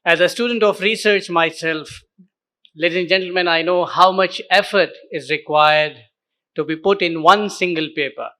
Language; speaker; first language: English; non-native, local second language; Urdu